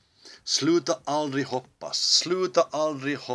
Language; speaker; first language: Swedish; native; Swedish